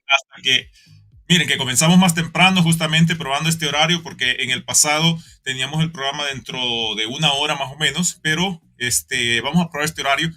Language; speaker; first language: Spanish; native; Spanish